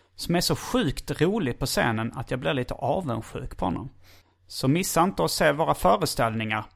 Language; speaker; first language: Swedish; native; Swedish